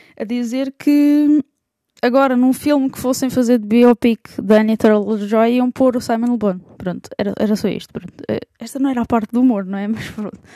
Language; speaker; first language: Portuguese; native; Portuguese